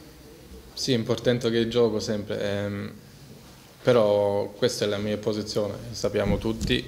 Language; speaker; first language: Italian; early bilingual, heritage; Italian